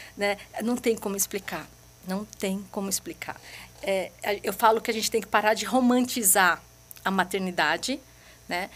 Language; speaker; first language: Portuguese; early bilingual, other home language; Arabic